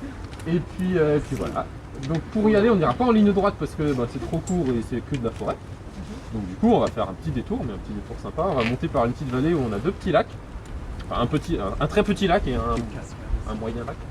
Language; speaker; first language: French; native; French